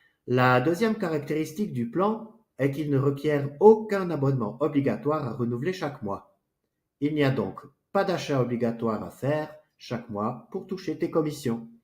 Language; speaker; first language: French; native; French